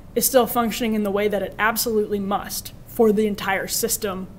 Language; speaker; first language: English; native; English